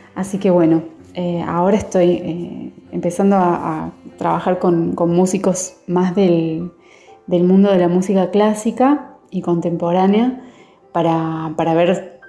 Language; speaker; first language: Spanish; native; Spanish